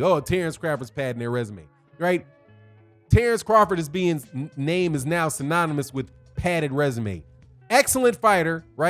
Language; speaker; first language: English; native; English